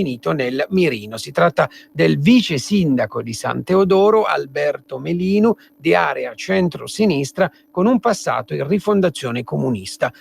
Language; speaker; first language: Italian; native; Italian